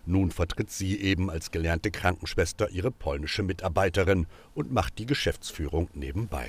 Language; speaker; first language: German; native; German